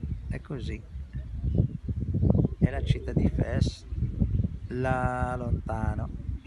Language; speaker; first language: Italian; non-native, learner; Arabic